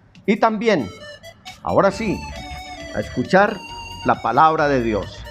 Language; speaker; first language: Spanish; native; Spanish